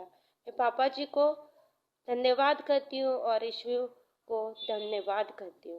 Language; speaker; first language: Hindi; non-native, local second language; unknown